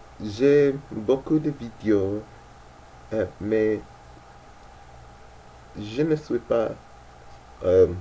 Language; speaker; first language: French; non-native, learner; English